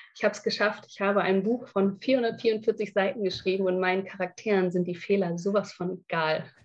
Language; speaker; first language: German; native; German